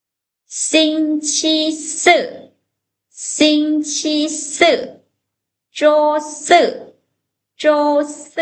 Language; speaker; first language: Chinese; non-native, fluent; Lao